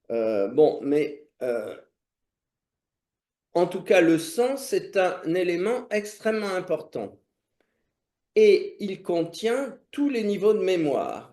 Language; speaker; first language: French; native; French